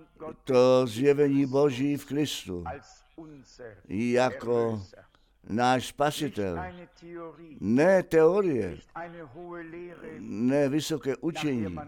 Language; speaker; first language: Czech; non-native, fluent; German